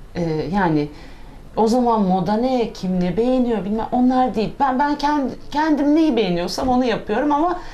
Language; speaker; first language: Turkish; native; Turkish